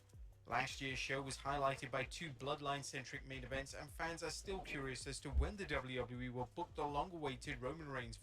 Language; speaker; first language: English; native; English